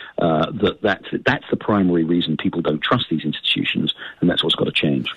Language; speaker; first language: English; native; English